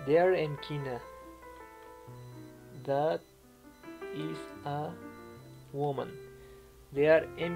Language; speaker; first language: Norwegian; non-native, learner; Spanish